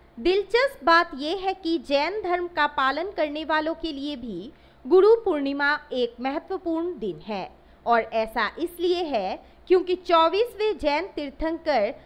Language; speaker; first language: Hindi; non-native, local second language; Assamese